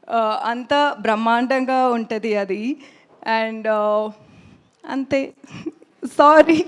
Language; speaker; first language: Telugu; non-native, learner; Tamil